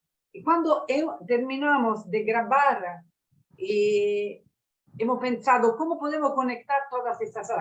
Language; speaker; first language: Spanish; non-native, learner; Italian